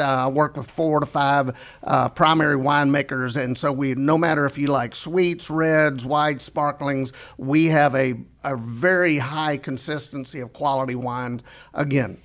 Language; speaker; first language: English; native; English